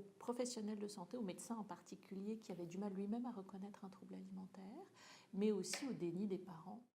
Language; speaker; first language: French; native; French